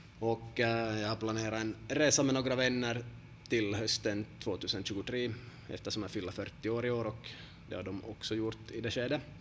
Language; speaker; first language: Swedish; native; Swedish